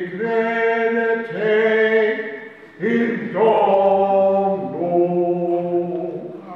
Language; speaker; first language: Romanian; non-native, learner; English